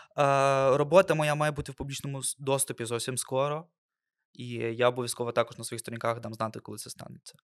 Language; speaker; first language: Ukrainian; non-native, local second language; Russian